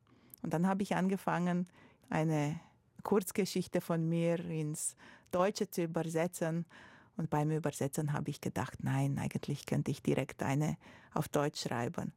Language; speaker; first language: German; non-native, fluent; Romanian